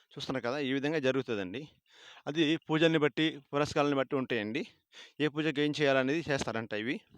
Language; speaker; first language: Telugu; native; Telugu